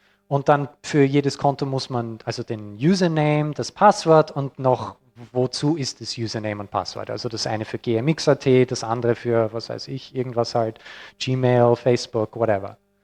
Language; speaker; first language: German; non-native, fluent; English